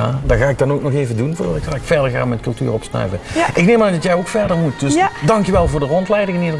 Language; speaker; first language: Dutch; native; Dutch